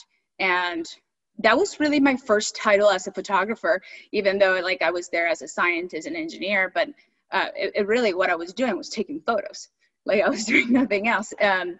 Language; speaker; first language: English; early bilingual, other home language; Spanish